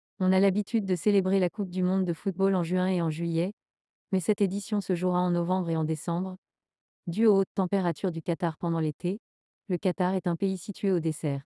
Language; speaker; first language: French; non-native, learner; Spanish